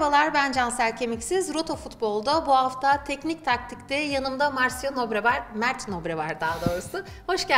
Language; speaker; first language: Turkish; native; Turkish